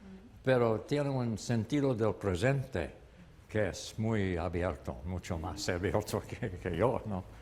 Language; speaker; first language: Spanish; non-native, learner; English